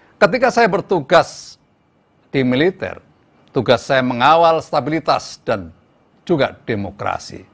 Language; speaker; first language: Indonesian; native; Indonesian